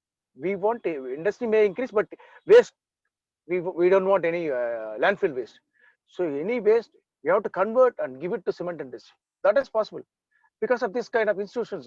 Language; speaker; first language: English; non-native, local second language; Tamil